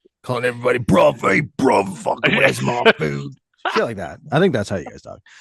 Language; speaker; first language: English; native; English